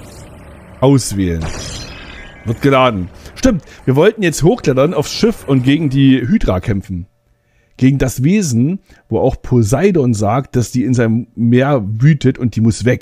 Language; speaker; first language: German; native; German